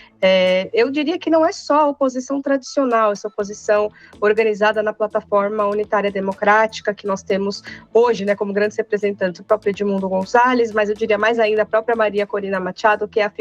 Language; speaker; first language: Portuguese; native; Portuguese